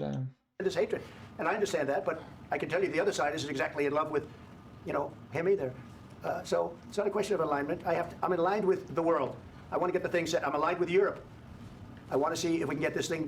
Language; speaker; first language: English; native; English